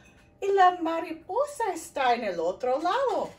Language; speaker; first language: Spanish; non-native, fluent; English